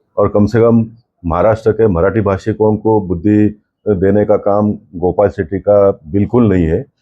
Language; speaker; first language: Hindi; non-native, local second language; Kannada